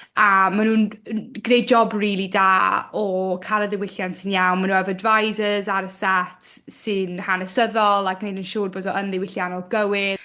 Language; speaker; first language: Welsh; native; Welsh